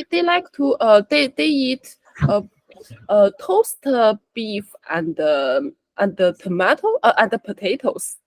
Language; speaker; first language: English; non-native, learner; Chinese